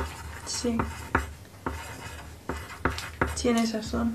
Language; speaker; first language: Spanish; non-native, learner; English